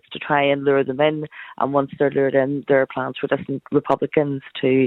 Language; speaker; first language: English; native; English